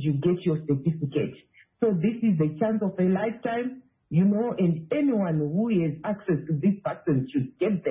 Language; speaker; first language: English; non-native, local second language; Shona